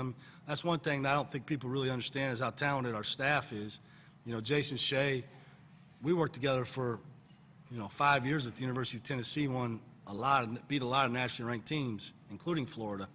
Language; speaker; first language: English; native; English